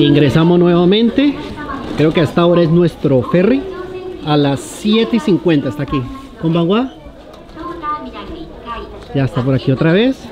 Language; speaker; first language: Spanish; native; Spanish